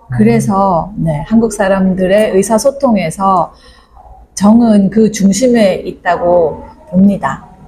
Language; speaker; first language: Korean; native; Korean